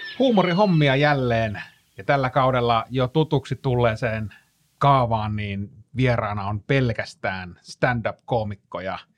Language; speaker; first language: Finnish; native; Finnish